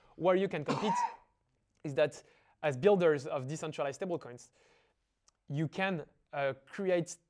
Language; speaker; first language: English; non-native, fluent; French